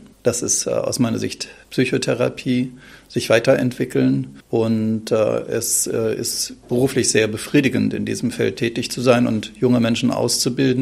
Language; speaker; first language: German; native; German